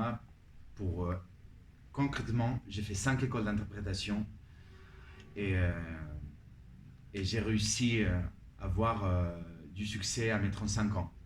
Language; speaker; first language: French; non-native, fluent; Spanish